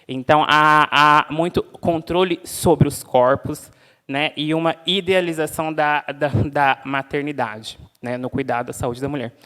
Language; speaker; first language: Portuguese; native; Portuguese